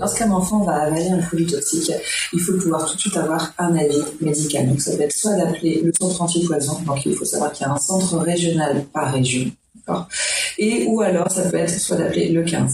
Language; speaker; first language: French; native; French